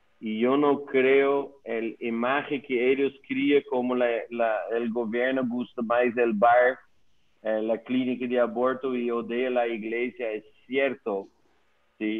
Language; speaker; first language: Spanish; non-native, learner; Dutch